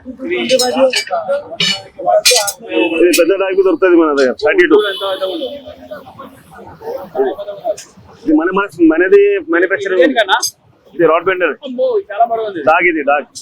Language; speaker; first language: Telugu; non-native, local second language; Urdu